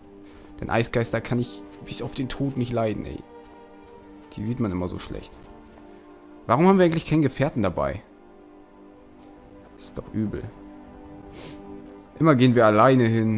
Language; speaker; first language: German; native; German